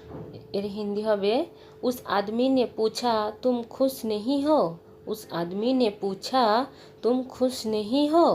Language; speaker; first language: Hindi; non-native, local second language; Bangla